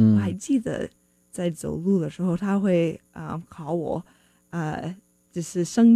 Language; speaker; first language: Chinese; non-native, fluent; English